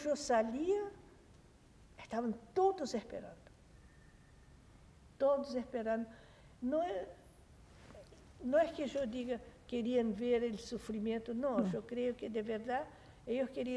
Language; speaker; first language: Spanish; non-native, fluent; Portuguese